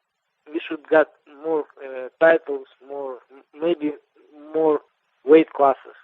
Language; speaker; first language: English; non-native, learner; Russian